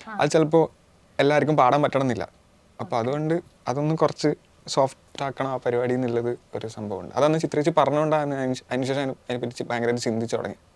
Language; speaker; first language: Malayalam; native; Malayalam